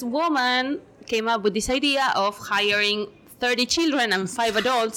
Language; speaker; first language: English; non-native, fluent; Spanish